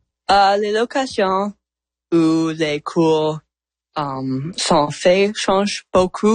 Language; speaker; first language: French; non-native, local second language; English